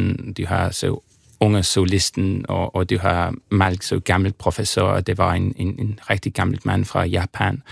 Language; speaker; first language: Danish; non-native, fluent; English